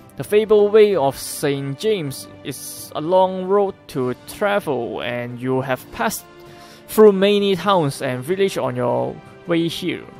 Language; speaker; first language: English; non-native, local second language; Cantonese